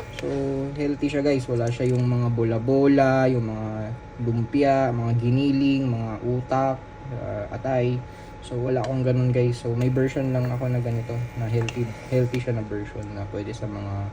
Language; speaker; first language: Filipino; non-native, local second language; Chavacano